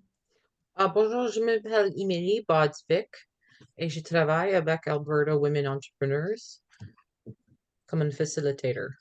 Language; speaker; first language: French; non-native, learner; English